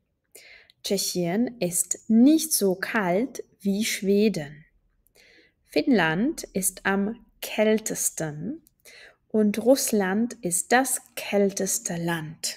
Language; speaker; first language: German; non-native, fluent; Czech